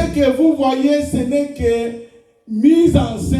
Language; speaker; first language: French; non-native, local second language; Lingala